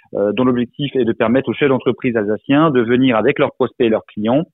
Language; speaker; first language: French; native; French